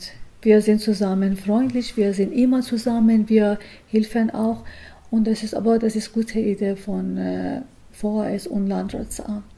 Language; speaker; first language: German; non-native, learner; Persian